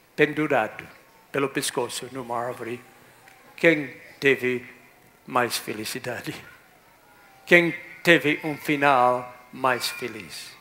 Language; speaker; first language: Portuguese; non-native, fluent; English